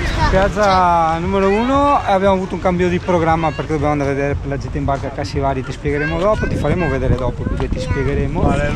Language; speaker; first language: Italian; native; Italian